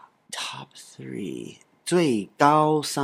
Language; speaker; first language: Chinese; non-native, learner; English